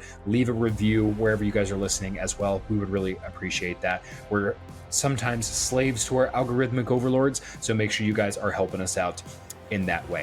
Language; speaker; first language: English; native; English